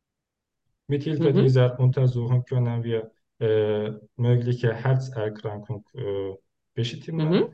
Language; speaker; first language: German; non-native, learner; Turkish